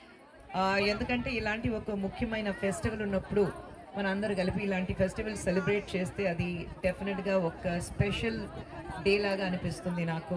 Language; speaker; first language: Telugu; non-native, learner; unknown